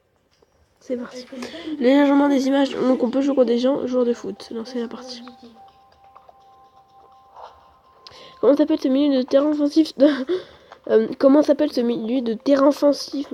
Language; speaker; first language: French; native; French